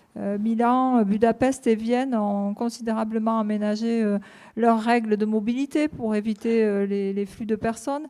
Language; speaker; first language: French; native; French